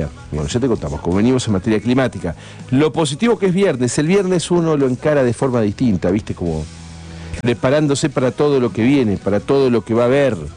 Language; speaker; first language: Spanish; native; Spanish